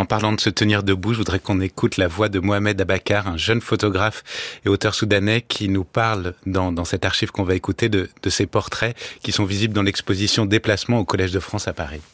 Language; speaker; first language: French; native; French